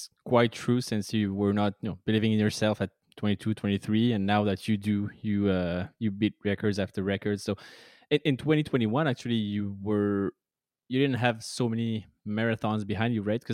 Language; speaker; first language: English; non-native, fluent; French